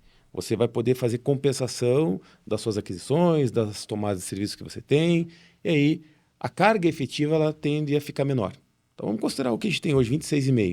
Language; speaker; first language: Portuguese; native; Portuguese